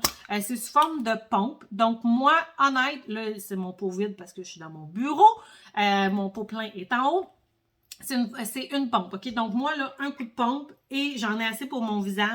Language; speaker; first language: French; native; French